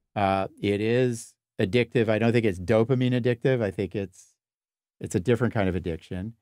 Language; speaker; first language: English; native; English